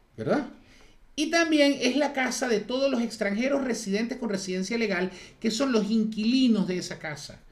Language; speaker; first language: Spanish; native; Spanish